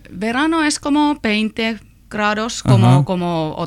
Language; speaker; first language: Spanish; non-native, learner; Finnish